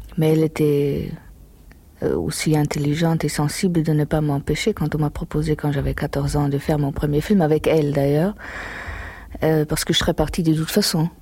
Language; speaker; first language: French; non-native, fluent; German